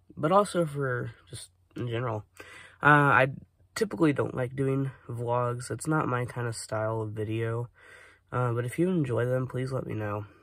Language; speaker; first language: English; native; English